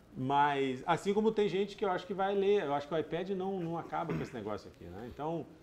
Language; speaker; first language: Portuguese; native; Portuguese